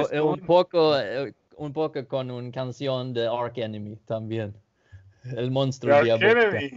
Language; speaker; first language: Spanish; non-native, learner; Danish